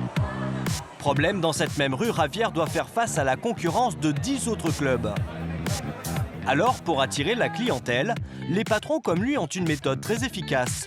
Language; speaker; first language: French; native; French